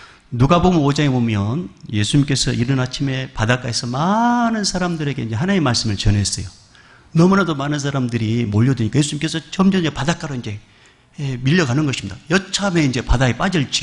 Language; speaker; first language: Korean; native; Korean